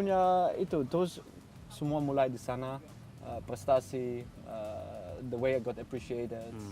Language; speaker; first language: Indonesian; non-native, fluent; Dutch